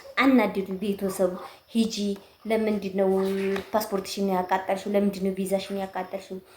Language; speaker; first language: Amharic; native; Amharic